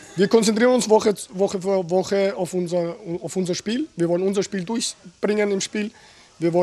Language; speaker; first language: German; native; German